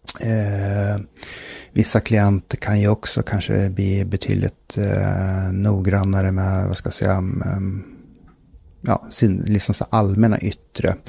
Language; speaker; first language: Swedish; native; Swedish